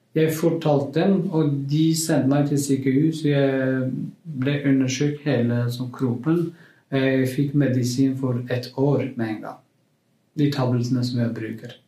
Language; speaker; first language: Norwegian; non-native, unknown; Kurdish